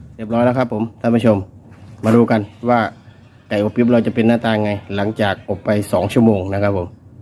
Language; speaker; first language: Thai; native; Thai